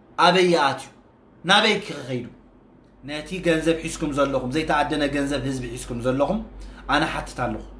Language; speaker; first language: Tigrinya; native; Tigrinya